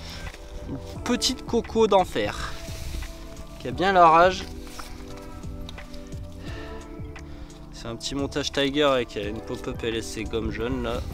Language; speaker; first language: French; native; French